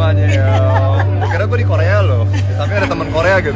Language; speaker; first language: Indonesian; native; Indonesian